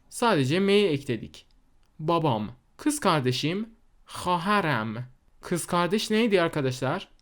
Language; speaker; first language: Turkish; non-native, fluent; Persian